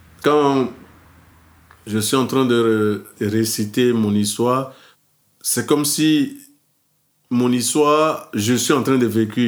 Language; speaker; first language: French; non-native, learner; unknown